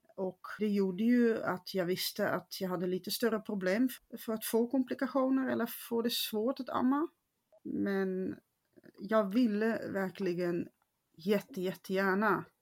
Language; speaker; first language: Swedish; non-native, fluent; Dutch